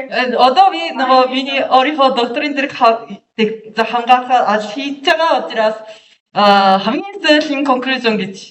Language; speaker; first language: Mongolian; non-native, learner; Japanese